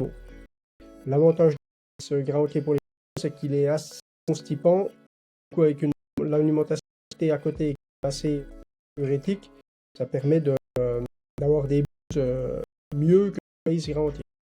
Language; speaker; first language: French; native; French